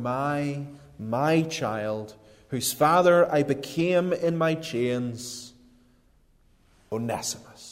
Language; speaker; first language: English; native; English